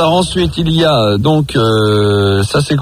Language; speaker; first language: French; native; French